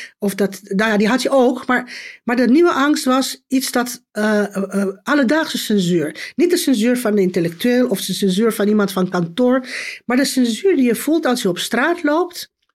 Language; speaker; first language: Dutch; non-native, fluent; Romanian